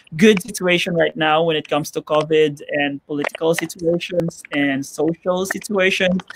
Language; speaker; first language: English; non-native, fluent; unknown